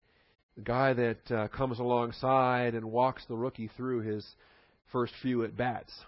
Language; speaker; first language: English; native; English